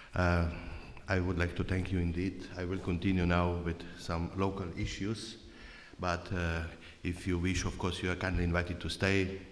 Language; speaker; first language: English; non-native, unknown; Slovenian